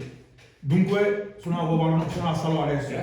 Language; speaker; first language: Italian; non-native, learner; Wolof